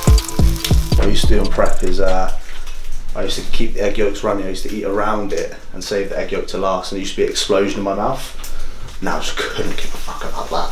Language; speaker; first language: English; native; English